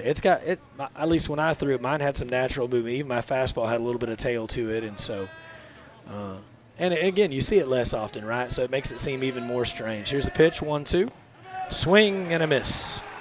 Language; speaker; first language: English; native; English